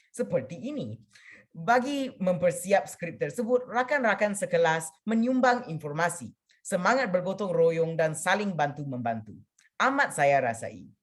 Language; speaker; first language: Malay; non-native, local second language; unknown